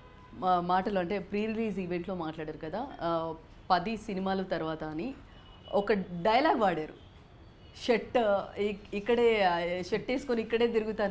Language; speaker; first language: Telugu; native; Telugu